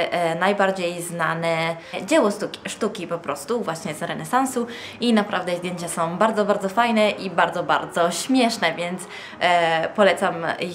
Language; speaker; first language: Polish; non-native, fluent; Italian